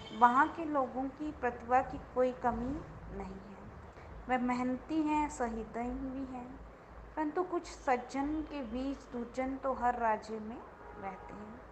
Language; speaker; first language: Hindi; non-native, local second language; Dogri